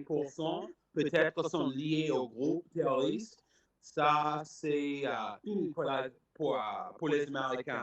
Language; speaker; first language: French; non-native, fluent; English